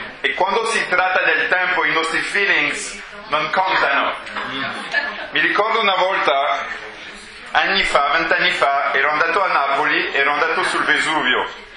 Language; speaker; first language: Italian; non-native, fluent; French